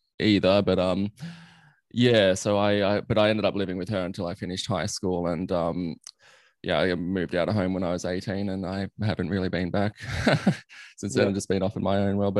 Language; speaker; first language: English; native; English